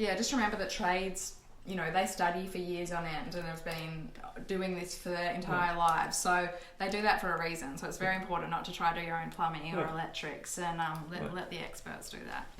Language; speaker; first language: English; native; English